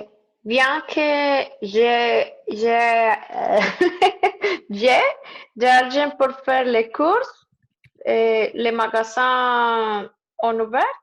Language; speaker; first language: French; non-native, learner; Spanish